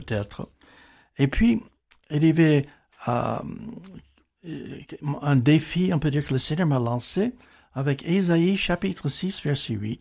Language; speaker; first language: French; non-native, fluent; English